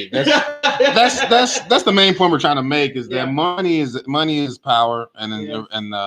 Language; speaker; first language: English; native; English